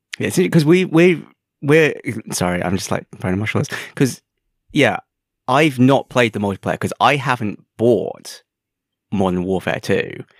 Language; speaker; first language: English; native; English